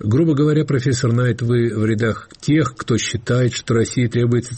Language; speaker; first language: Russian; native; Russian